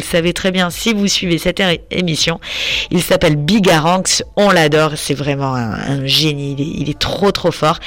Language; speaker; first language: French; native; French